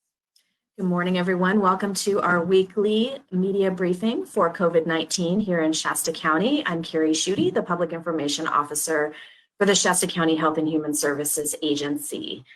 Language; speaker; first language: English; native; English